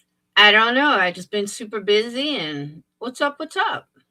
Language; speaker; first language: English; native; English